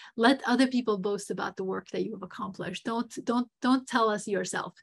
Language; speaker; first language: English; non-native, fluent; Serbian